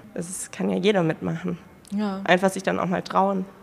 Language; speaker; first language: German; native; German